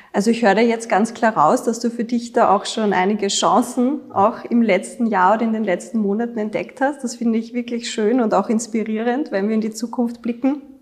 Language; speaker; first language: German; native; German